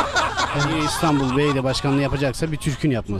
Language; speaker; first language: Turkish; native; Turkish